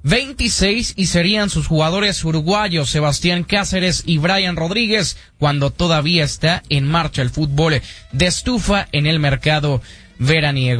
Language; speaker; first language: Spanish; native; Spanish